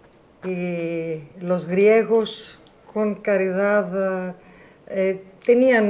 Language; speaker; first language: Spanish; non-native, learner; Greek